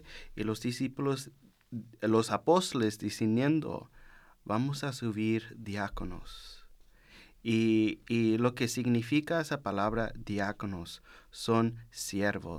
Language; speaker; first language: Spanish; early bilingual, heritage; Spanish